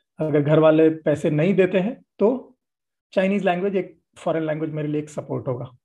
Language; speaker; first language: Hindi; native; Hindi